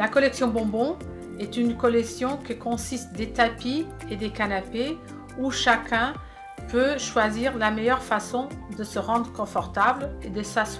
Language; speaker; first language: French; non-native, fluent; Portuguese